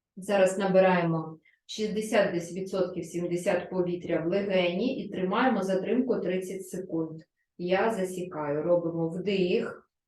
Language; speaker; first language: Ukrainian; non-native, local second language; Russian